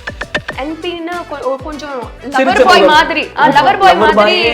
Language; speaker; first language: Tamil; non-native, learner; Telugu